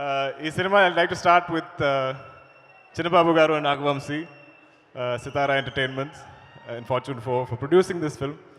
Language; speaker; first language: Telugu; non-native, learner; Malayalam